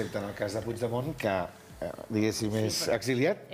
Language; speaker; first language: Catalan; native; Catalan